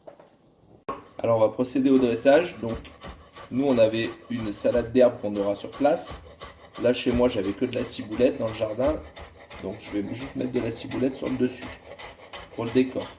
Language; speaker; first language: French; native; French